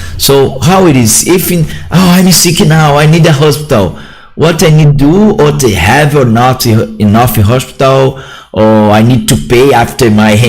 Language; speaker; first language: English; non-native, learner; Portuguese